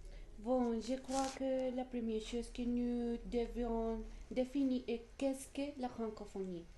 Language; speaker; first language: French; non-native, learner; Spanish